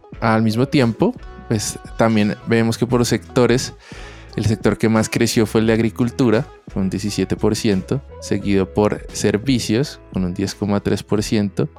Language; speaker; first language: Spanish; native; Spanish